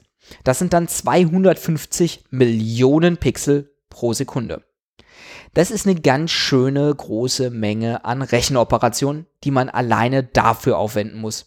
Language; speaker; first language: German; native; German